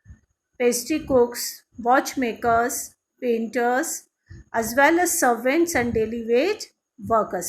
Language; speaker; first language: English; non-native, local second language; Hindi